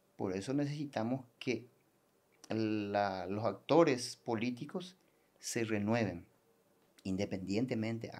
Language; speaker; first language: Spanish; native; Spanish